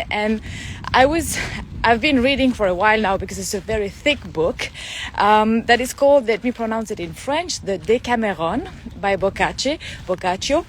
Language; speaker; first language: English; non-native, fluent; French